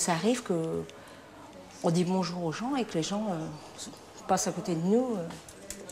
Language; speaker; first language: French; native; French